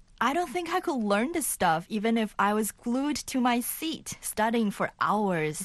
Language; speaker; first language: English; non-native, fluent; Chinese